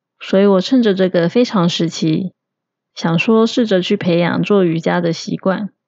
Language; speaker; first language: Chinese; native; Chinese